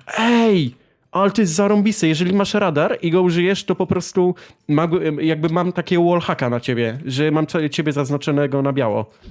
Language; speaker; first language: Polish; native; Polish